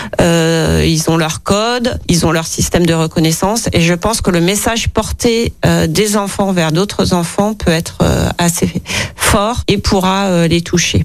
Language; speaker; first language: French; native; French